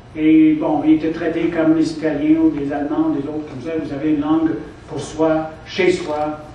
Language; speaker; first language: French; non-native, local second language; English